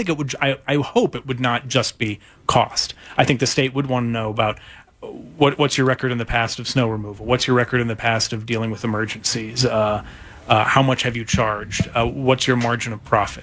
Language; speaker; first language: English; native; English